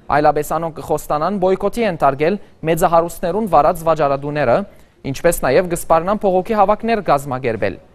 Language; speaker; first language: Armenian; early bilingual, heritage; Armenian